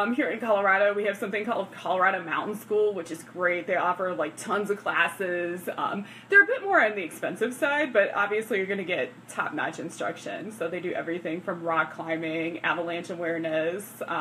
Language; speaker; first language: English; native; English